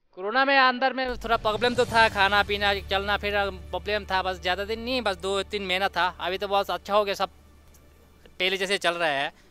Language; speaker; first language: Hindi; non-native, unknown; Bangla